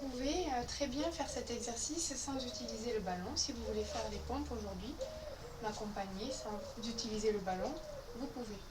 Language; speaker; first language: French; native; French